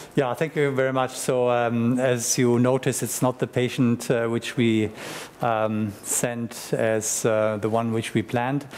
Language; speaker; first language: English; non-native, fluent; German